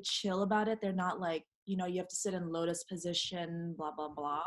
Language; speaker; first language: English; native; English